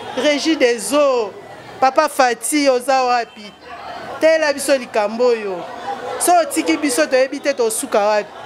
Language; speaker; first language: Lingala; native; Lingala